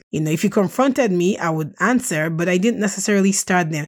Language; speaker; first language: English; non-native, local second language; Russian